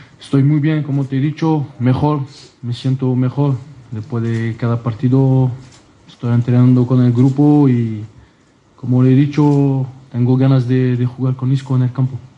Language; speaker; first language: Spanish; non-native, fluent; French